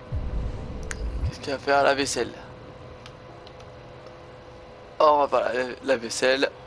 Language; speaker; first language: French; native; French